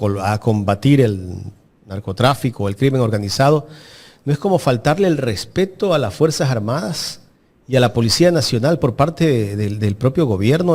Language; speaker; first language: Spanish; native; Spanish